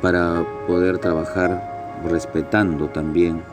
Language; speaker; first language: Spanish; native; Spanish